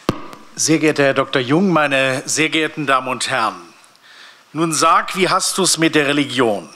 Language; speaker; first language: German; native; German